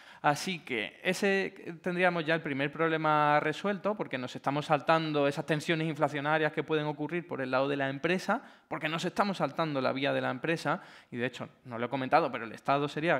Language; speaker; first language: Spanish; native; Spanish